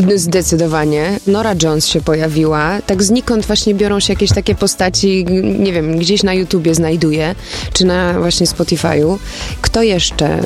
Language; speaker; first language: Polish; early bilingual, other home language; German